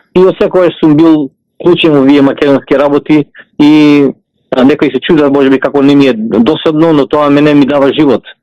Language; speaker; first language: Macedonian; early bilingual, heritage; Macedonian